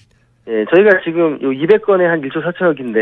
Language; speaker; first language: Korean; native; Korean